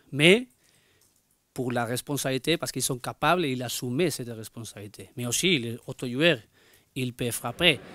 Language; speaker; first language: French; non-native, learner; Spanish